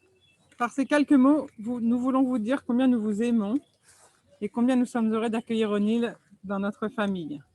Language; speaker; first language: French; native; French